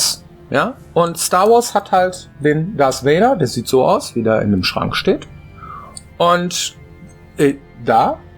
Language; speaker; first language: German; native; German